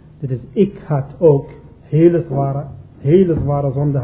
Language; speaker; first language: Dutch; non-native, learner; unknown